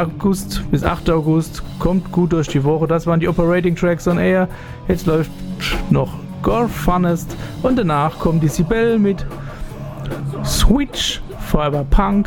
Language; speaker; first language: German; native; German